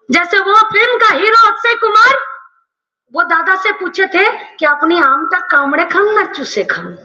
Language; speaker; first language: Hindi; non-native, local second language; Bangla